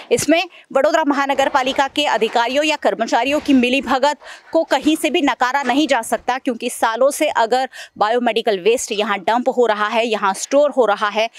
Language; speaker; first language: Hindi; non-native, local second language; Gujarati